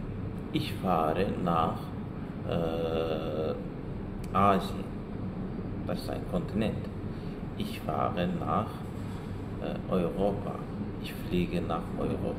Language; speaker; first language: German; non-native, fluent; Azerbaijani